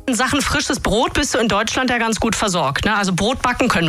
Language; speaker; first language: German; native; German